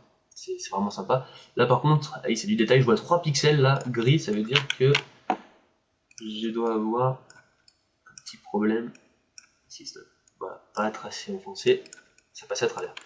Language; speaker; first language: French; native; French